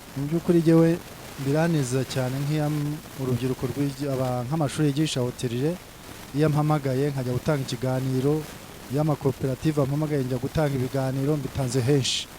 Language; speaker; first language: Kinyarwanda; early bilingual, heritage; Kinyarwanda